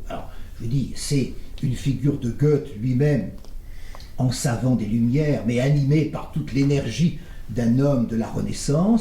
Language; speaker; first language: French; native; French